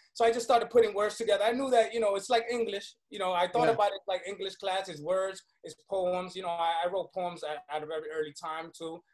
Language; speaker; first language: English; early bilingual, other home language; Spanish